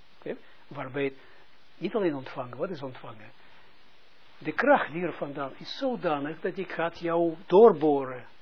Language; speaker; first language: Dutch; non-native, fluent; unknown